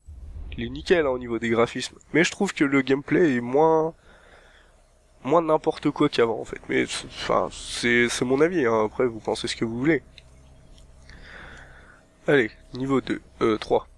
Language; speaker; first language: French; native; French